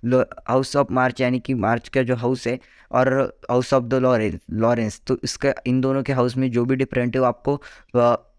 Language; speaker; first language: Hindi; non-native, local second language; Marathi